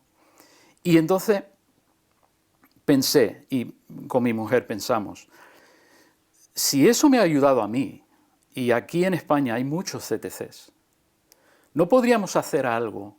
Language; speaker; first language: Spanish; early bilingual, other home language; English